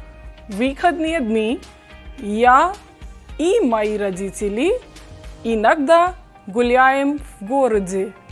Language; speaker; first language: Russian; non-native, fluent; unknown